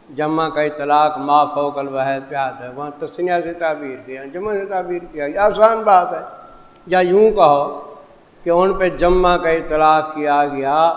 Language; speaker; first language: Urdu; non-native, local second language; Saraiki